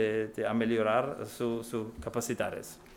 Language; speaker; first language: Spanish; non-native, fluent; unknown